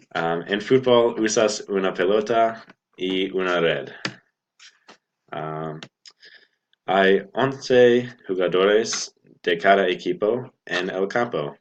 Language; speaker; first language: Spanish; non-native, learner; English